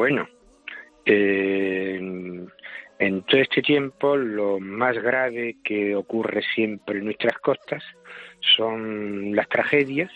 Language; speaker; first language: Spanish; native; Spanish